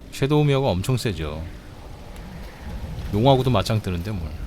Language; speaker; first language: Korean; native; Korean